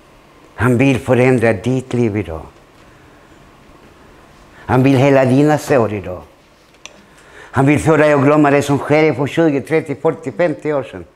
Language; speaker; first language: Swedish; non-native, fluent; Spanish